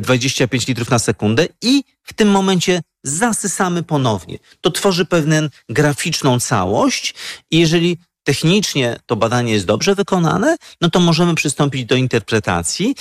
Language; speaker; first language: Polish; native; Polish